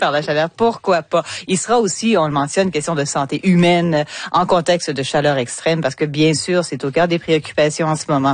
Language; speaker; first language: French; native; French